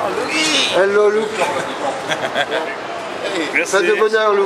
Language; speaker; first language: French; native; French